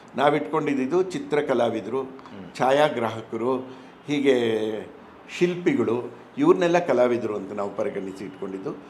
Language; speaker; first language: Kannada; non-native, local second language; Telugu